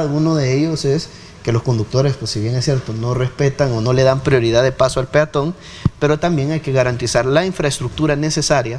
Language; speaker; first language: Spanish; native; Spanish